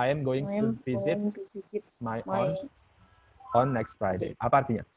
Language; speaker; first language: English; non-native, fluent; Indonesian